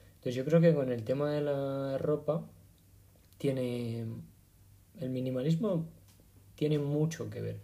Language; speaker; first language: Spanish; native; Spanish